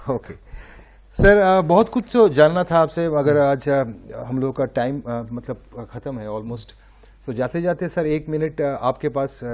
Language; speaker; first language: Hindi; non-native, local second language; Bangla